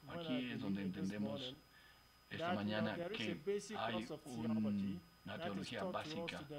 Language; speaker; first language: Spanish; non-native, fluent; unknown